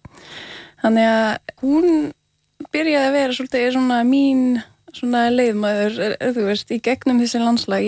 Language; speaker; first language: Icelandic; non-native, fluent; French